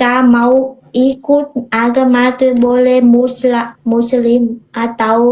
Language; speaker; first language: Indonesian; non-native, learner; Vietnamese